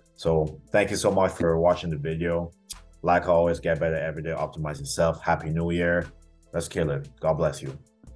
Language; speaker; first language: English; native; English